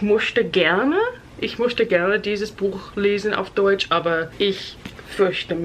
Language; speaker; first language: German; non-native, learner; English